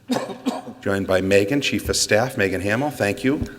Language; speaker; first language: English; native; English